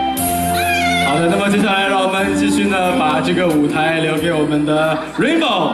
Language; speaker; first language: Chinese; native; Chinese